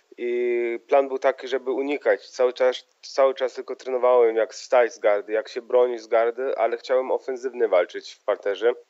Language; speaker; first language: Polish; early bilingual, heritage; Polish